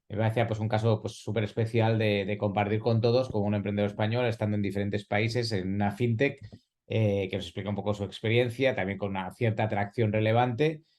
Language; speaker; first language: Spanish; native; Spanish